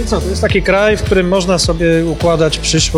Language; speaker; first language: Polish; native; Polish